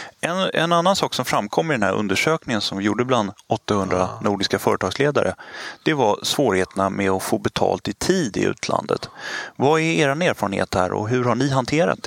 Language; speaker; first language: Swedish; native; Swedish